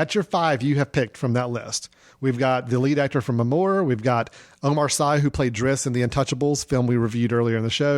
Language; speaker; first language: English; native; English